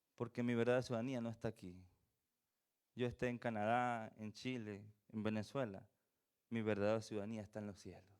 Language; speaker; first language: Spanish; native; Spanish